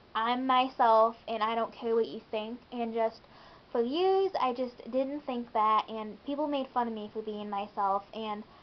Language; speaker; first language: English; native; English